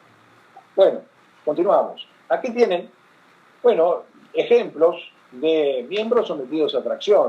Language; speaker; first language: Spanish; native; Spanish